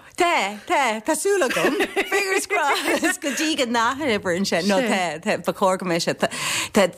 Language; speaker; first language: Irish; non-native, local second language; English